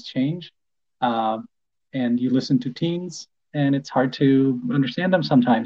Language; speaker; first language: English; non-native, fluent; Polish